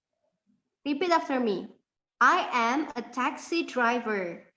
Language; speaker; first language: English; non-native, fluent; Indonesian